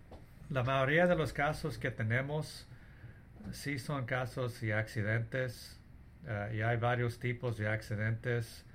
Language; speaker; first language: Spanish; early bilingual, heritage; English